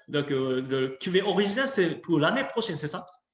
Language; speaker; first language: French; non-native, fluent; Japanese